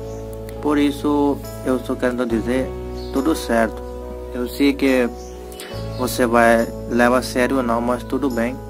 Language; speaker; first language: Portuguese; non-native, learner; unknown